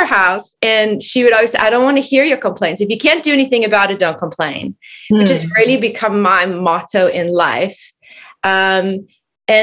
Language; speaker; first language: English; native; English